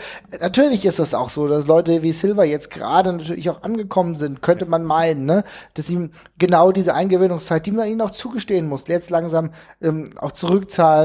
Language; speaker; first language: German; native; German